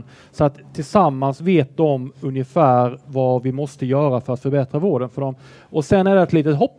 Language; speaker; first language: Swedish; native; Swedish